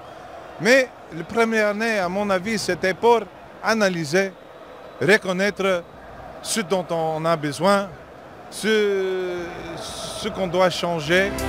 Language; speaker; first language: French; non-native, fluent; English